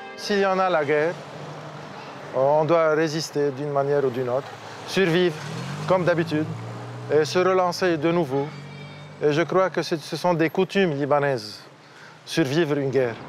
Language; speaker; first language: French; non-native, local second language; Arabic